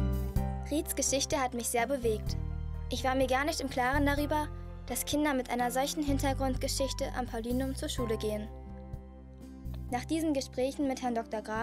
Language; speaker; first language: German; native; German